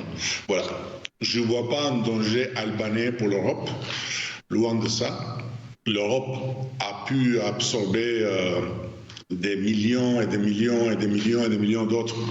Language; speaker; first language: French; non-native, fluent; Albanian